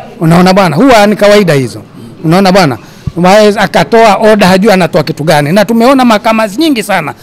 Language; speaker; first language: Swahili; native; Swahili